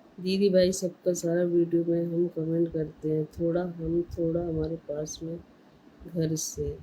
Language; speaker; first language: Hindi; non-native, local second language; Bangla